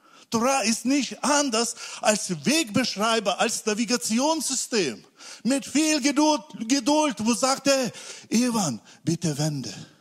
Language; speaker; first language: German; non-native, learner; Russian